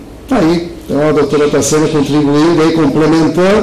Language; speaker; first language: Portuguese; native; Portuguese